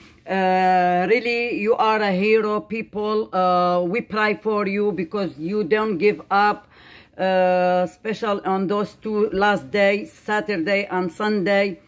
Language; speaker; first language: English; non-native, learner; Arabic